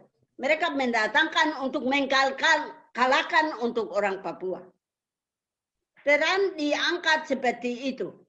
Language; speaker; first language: Indonesian; non-native, local second language; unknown